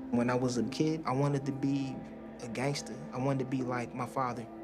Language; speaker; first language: English; native; English